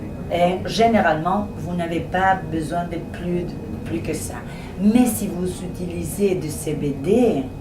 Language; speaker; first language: French; non-native, fluent; Spanish